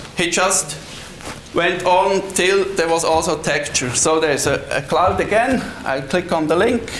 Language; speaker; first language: English; non-native, fluent; Swiss German